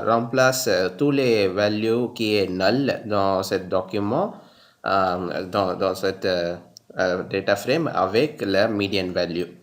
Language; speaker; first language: French; non-native, learner; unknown